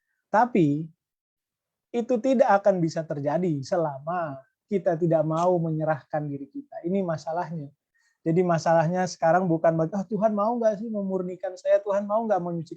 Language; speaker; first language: Indonesian; native; Indonesian